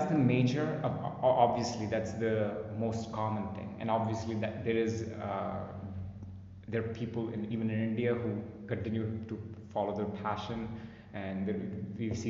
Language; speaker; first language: English; non-native, local second language; Telugu